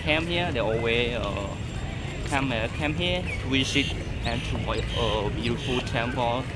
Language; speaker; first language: English; non-native, learner; Khmer